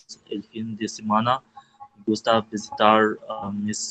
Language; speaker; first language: Spanish; non-native, learner; Arabic